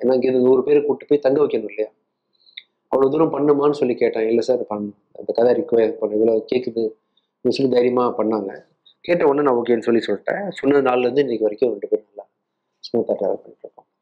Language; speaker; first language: Tamil; native; Tamil